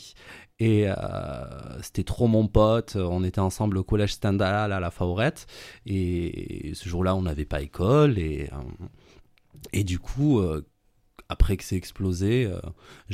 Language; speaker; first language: French; native; French